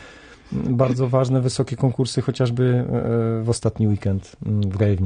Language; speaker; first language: Polish; native; Polish